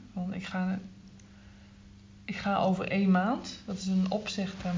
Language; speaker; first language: Dutch; native; Dutch